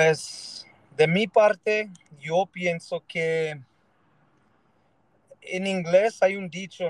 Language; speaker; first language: Spanish; early bilingual, heritage; Spanish